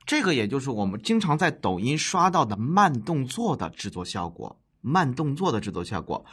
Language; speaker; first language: Chinese; native; Chinese